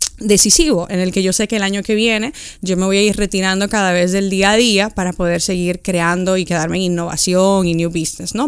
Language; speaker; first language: Spanish; native; Spanish